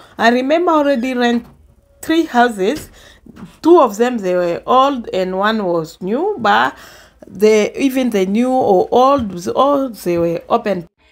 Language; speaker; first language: English; non-native, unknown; Swahili